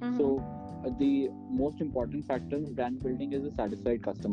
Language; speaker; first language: English; non-native, local second language; Bangla